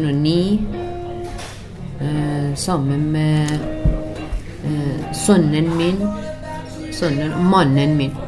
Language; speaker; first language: Norwegian; non-native, learner; Persian